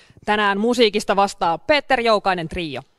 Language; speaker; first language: Finnish; native; Finnish